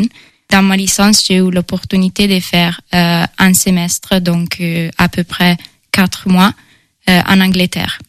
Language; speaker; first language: French; non-native, fluent; Italian